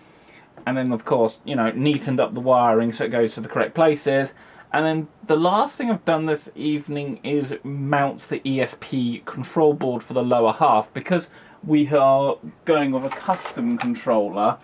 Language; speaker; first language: English; native; English